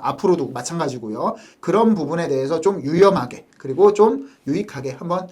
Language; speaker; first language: Korean; native; Korean